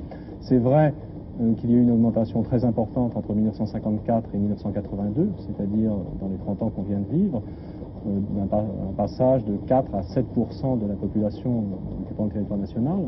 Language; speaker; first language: French; native; French